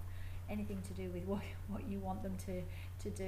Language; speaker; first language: English; native; English